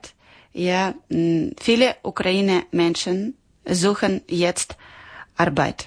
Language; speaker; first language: German; non-native, learner; Ukrainian